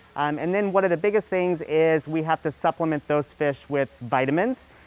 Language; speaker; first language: English; native; English